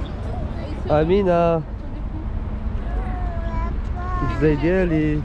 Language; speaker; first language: Arabic; native; Arabic